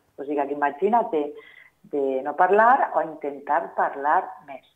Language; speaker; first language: Catalan; non-native, local second language; Spanish